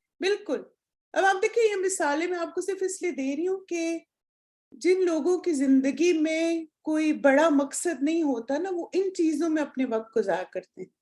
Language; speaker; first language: Urdu; native; Urdu